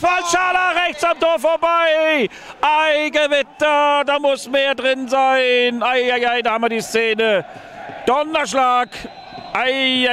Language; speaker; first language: German; native; German